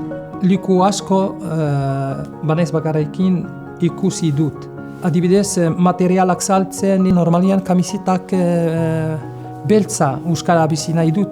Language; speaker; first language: Basque; non-native, learner; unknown